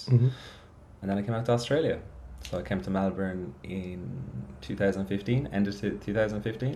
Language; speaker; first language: English; native; English